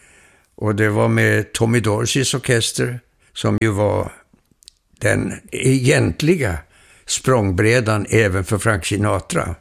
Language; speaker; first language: Swedish; early bilingual, heritage; Swedish